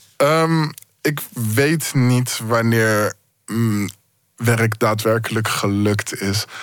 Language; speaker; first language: Dutch; native; Dutch